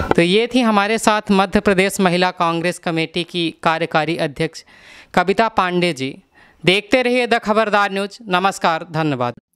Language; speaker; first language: Hindi; native; Hindi